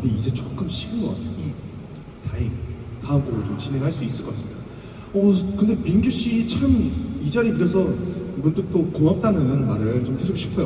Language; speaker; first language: Korean; native; Korean